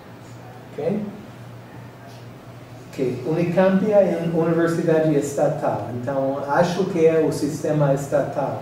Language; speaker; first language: Portuguese; non-native, learner; English